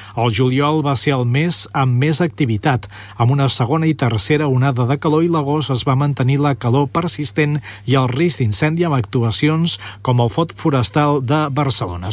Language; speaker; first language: Catalan; native; Catalan